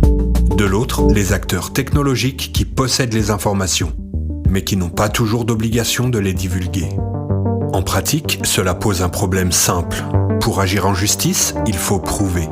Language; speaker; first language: French; native; French